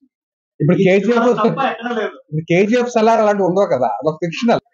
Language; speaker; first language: Telugu; native; Telugu